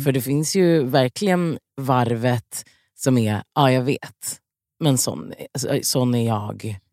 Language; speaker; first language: Swedish; native; Swedish